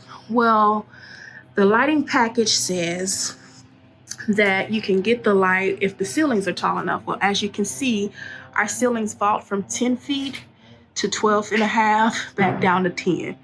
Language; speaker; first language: English; native; English